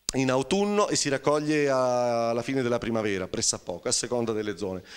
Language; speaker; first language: Italian; native; Italian